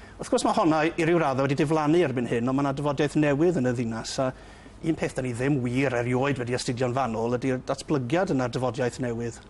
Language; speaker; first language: Welsh; native; Welsh